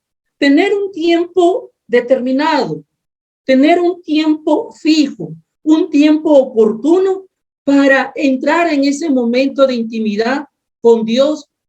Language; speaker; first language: Spanish; native; Spanish